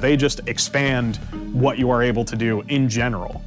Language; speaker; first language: English; native; English